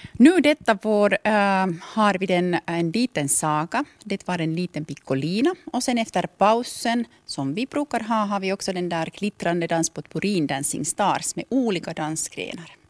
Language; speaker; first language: Swedish; non-native, local second language; Finnish